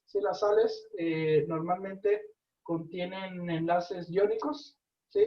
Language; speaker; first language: Spanish; native; Spanish